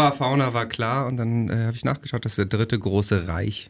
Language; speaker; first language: German; native; German